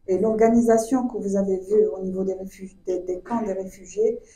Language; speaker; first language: French; non-native, local second language; Arabic